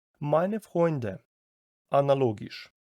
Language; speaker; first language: German; non-native, fluent; Ukrainian